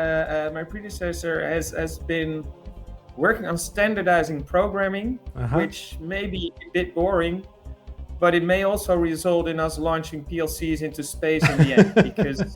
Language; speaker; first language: English; non-native, fluent; Dutch